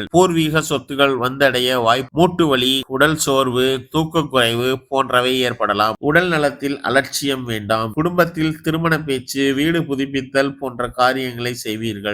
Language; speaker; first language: Tamil; native; Tamil